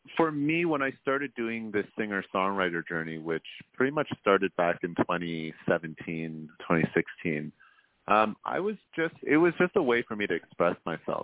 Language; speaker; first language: English; native; English